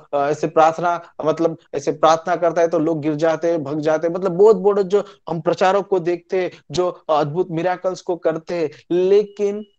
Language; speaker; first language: Hindi; non-native, local second language; Marathi